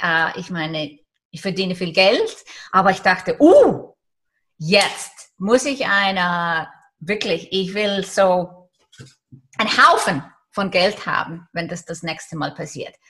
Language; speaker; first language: German; non-native, fluent; Icelandic